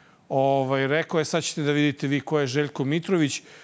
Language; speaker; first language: Serbian; native; Serbian